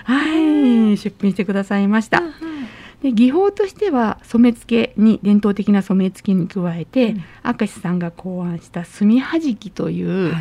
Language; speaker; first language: Japanese; native; Japanese